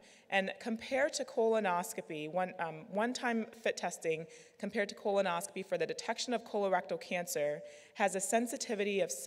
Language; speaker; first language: English; native; English